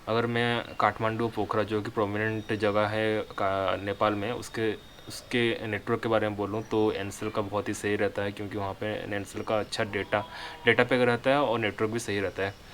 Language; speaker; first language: Hindi; non-native, local second language; Odia